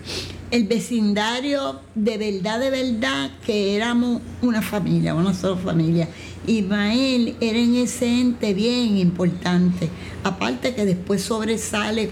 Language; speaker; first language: Spanish; native; Spanish